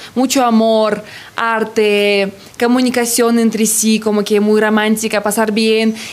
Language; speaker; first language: Spanish; non-native, fluent; Russian